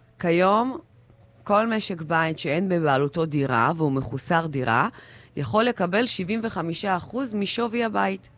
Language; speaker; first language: Hebrew; early bilingual, other home language; Russian